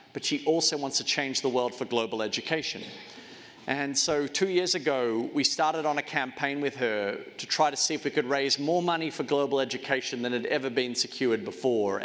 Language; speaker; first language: English; native; English